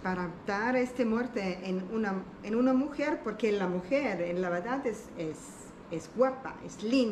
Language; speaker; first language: Spanish; non-native, learner; German